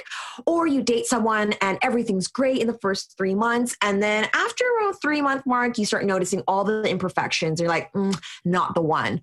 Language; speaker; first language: English; native; English